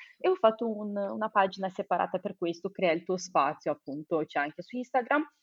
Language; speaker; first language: Italian; non-native, fluent; Romanian